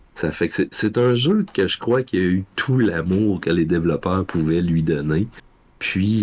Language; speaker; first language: French; native; French